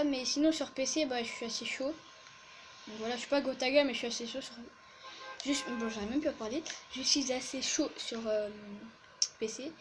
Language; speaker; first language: French; native; French